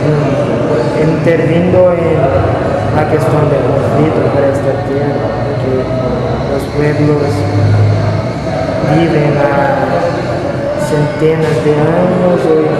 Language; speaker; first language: Spanish; non-native, learner; Portuguese